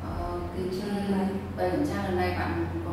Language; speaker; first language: Chinese; non-native, learner; Vietnamese